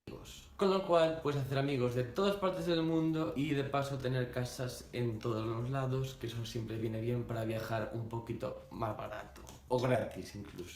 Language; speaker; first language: Spanish; native; Spanish